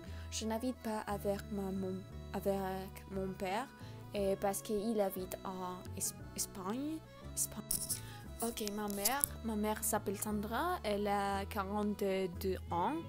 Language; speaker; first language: French; non-native, learner; Spanish